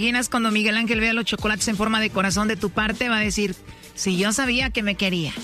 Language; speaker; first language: Spanish; native; Spanish